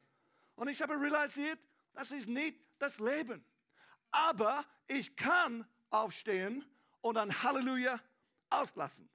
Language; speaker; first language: German; non-native, learner; English